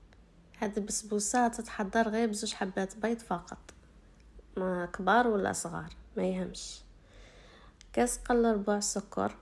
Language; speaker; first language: Arabic; native; Arabic